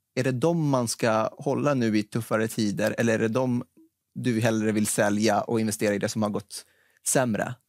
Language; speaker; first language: Swedish; native; Swedish